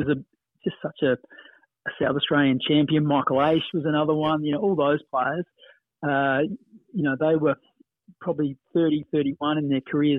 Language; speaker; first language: English; native; English